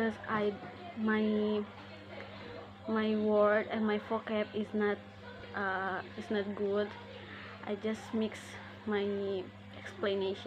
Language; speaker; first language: English; non-native, learner; Indonesian